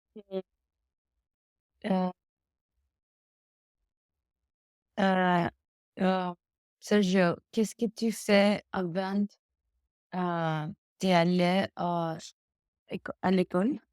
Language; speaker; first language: French; non-native, learner; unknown